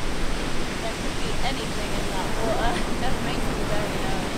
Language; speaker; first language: English; native; English